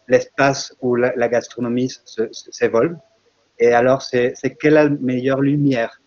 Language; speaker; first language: French; non-native, fluent; Spanish